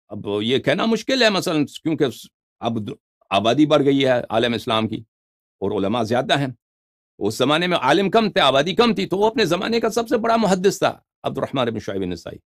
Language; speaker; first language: Urdu; native; Urdu